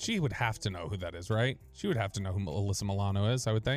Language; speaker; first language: English; native; English